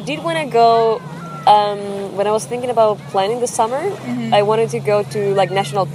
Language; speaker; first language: English; non-native, fluent; Spanish